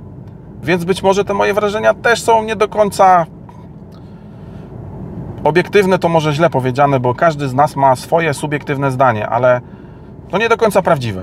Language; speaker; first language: Polish; native; Polish